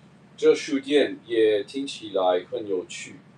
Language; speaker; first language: Chinese; non-native, learner; English